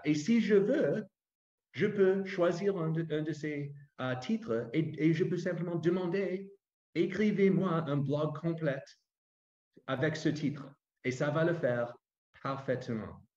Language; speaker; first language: French; non-native, fluent; English